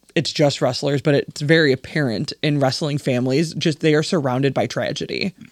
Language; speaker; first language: English; native; English